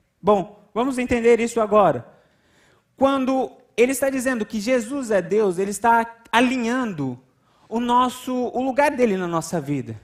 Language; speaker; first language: Portuguese; native; Portuguese